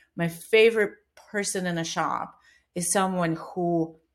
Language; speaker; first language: English; non-native, fluent; Russian